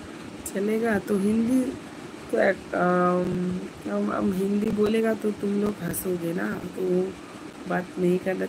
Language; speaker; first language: Hindi; non-native, learner; Bangla